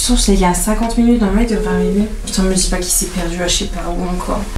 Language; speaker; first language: French; native; French